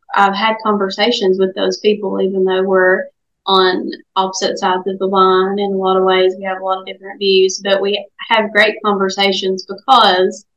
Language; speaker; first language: English; native; English